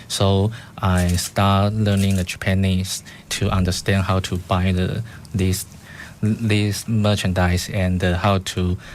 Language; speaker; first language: English; non-native, fluent; Chinese